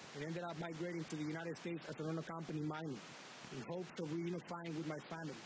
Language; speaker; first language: English; early bilingual, other home language; Spanish